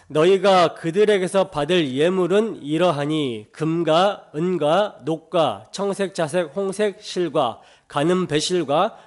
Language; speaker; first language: Korean; native; Korean